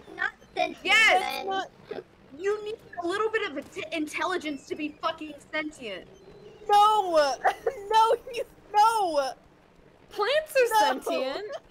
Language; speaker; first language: English; native; English